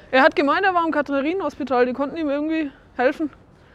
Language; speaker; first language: German; native; German